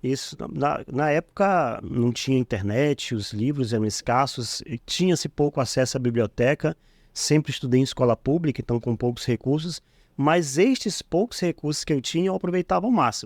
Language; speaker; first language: Portuguese; native; Portuguese